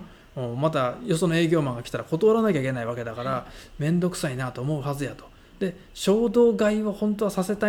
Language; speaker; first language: Japanese; native; Japanese